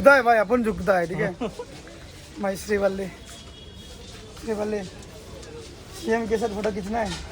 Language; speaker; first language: Hindi; non-native, local second language; Bangla